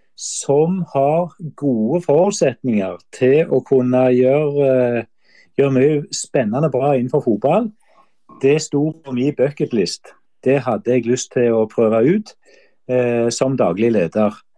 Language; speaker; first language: Norwegian; native; Norwegian